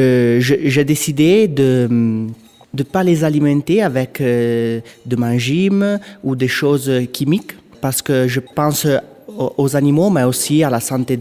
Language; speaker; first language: French; non-native, local second language; Italian